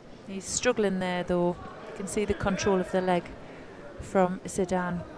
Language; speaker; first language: English; native; English